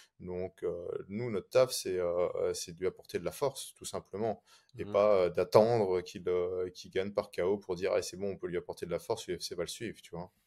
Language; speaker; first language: French; native; French